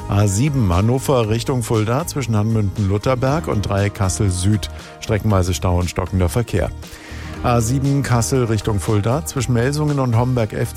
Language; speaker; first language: German; native; German